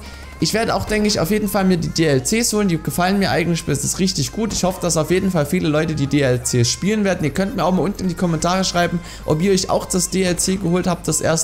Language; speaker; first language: German; native; German